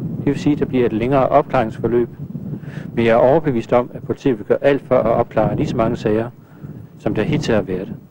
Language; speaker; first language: Danish; native; Danish